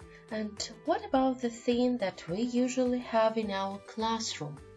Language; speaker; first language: English; non-native, fluent; Ukrainian